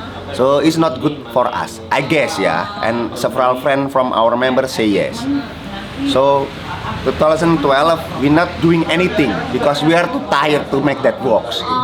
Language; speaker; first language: English; non-native, learner; Indonesian